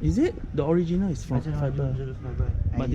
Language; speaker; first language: English; non-native, learner; Cantonese